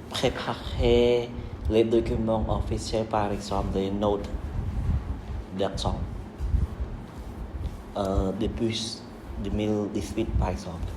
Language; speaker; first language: French; non-native, learner; Khmer